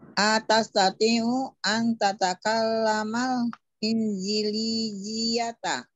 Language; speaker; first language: Arabic; non-native, learner; Indonesian